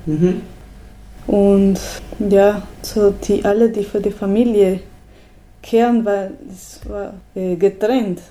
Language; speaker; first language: German; non-native, learner; Spanish